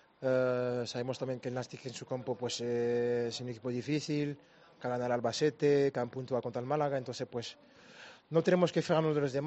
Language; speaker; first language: Spanish; native; Spanish